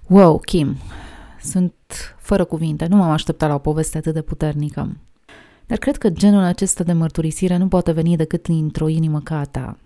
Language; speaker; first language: Romanian; native; Romanian